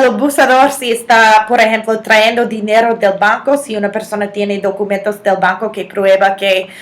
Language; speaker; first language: Spanish; non-native, fluent; English